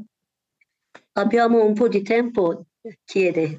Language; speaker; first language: Italian; non-native, learner; Turkish